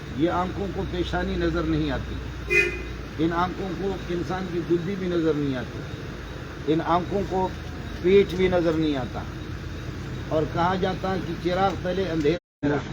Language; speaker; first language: Urdu; non-native, fluent; Baluchi